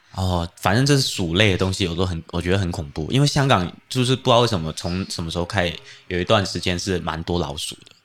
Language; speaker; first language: Chinese; non-native, local second language; Cantonese